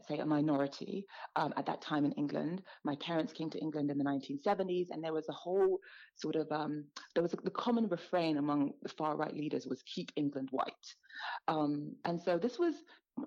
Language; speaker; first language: English; native; English